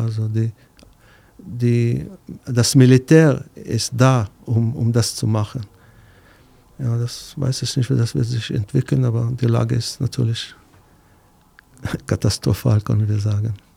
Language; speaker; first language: German; non-native, fluent; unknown